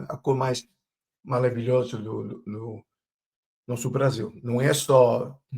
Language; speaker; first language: Portuguese; non-native, fluent; Chinese